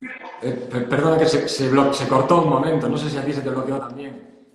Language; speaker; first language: Spanish; native; Spanish